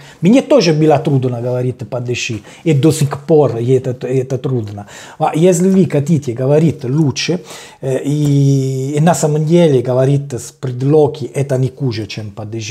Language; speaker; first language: Russian; non-native, learner; Italian